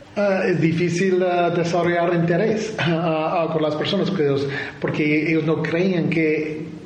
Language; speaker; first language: Spanish; non-native, learner; English